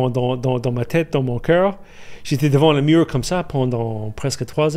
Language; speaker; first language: French; non-native, fluent; English